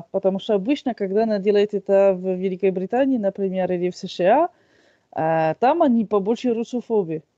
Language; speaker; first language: Russian; non-native, fluent; French